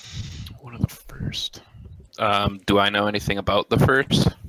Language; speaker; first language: English; native; English